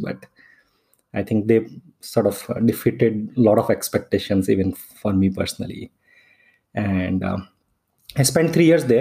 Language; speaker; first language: English; non-native, local second language; Hindi